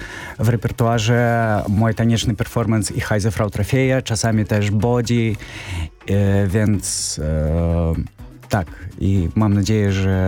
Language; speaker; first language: Polish; non-native, learner; Belarusian